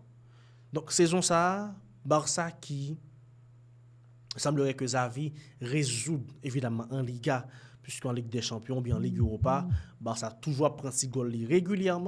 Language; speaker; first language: French; non-native, local second language; Haitian Creole